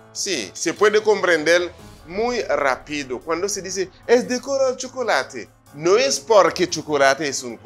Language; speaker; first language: Spanish; non-native, fluent; Haitian Creole